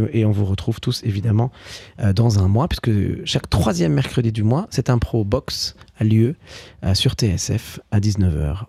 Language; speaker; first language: French; early bilingual, other home language; Arabic